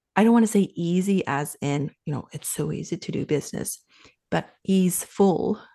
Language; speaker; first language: English; non-native, fluent; Finnish